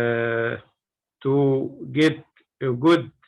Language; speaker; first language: English; non-native, learner; Arabic